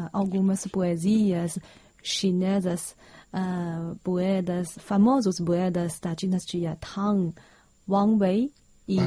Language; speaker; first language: Portuguese; non-native, fluent; Chinese